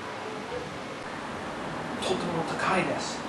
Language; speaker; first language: Japanese; non-native, learner; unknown